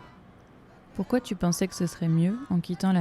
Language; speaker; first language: French; native; French